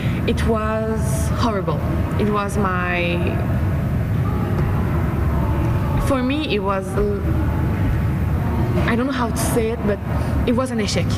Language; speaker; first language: English; non-native, fluent; French